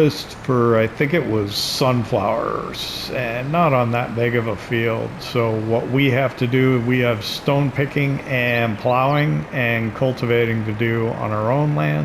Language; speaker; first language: English; native; English